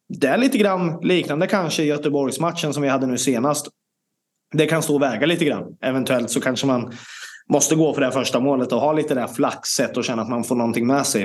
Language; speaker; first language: Swedish; native; Swedish